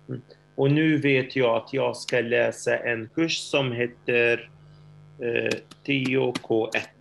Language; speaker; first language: Swedish; non-native, fluent; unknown